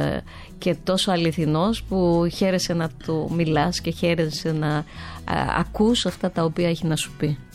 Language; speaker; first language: Greek; native; Greek